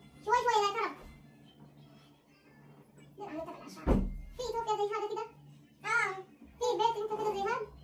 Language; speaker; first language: Arabic; non-native, learner; Oromo